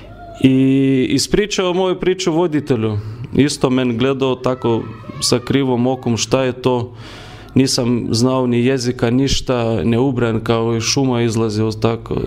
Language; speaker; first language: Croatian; non-native, learner; Lithuanian